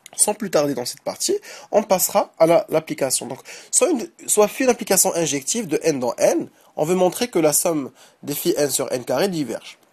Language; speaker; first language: French; non-native, local second language; Arabic